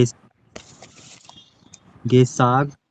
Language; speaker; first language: German; non-native, learner; Hindi